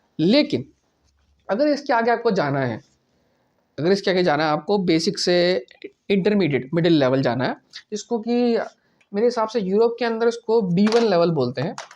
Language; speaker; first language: Hindi; native; Hindi